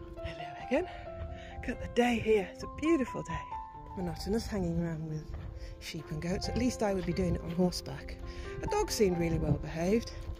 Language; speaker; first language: English; native; English